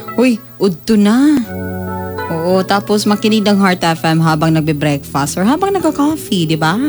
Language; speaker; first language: Filipino; non-native, local second language; Cebuano